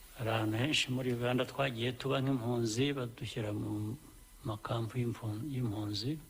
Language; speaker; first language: Kinyarwanda; early bilingual, heritage; Kinyarwanda